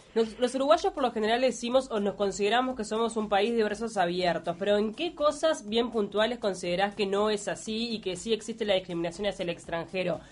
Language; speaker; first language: Spanish; native; Spanish